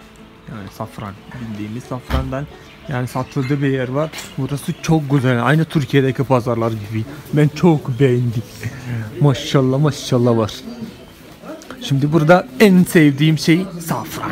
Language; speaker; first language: Turkish; non-native, fluent; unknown